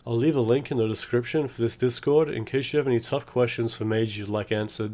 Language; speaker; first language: English; native; English